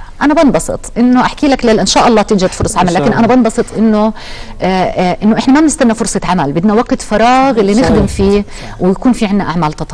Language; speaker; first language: Arabic; native; Arabic